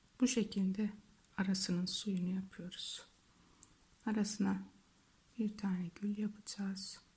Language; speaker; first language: Turkish; native; Turkish